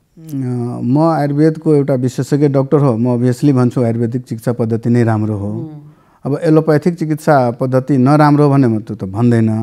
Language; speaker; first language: Nepali; non-native, local second language; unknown